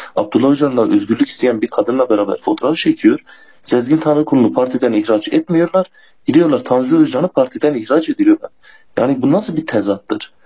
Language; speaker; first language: Turkish; non-native, local second language; Kurdish